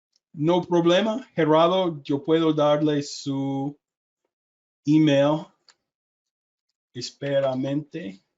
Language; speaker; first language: Spanish; non-native, learner; English